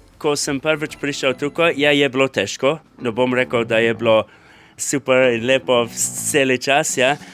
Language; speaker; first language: Slovenian; non-native, fluent; English